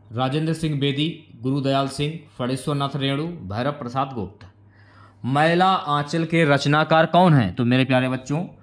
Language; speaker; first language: Hindi; native; Hindi